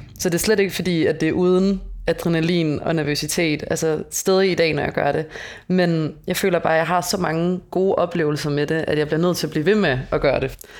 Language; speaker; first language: Danish; native; Danish